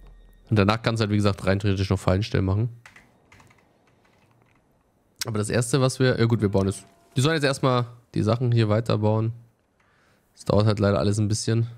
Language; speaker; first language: German; native; German